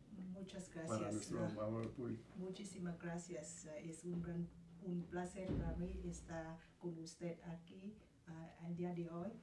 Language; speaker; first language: Spanish; non-native, fluent; Vietnamese